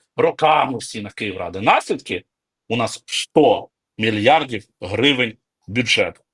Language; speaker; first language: Ukrainian; native; Ukrainian